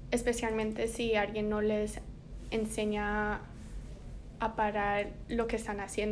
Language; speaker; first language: Spanish; early bilingual, heritage; Spanish